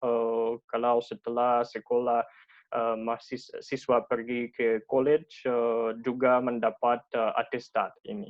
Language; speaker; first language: Indonesian; non-native, fluent; Russian